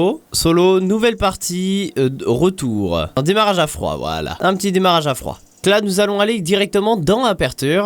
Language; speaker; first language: French; native; French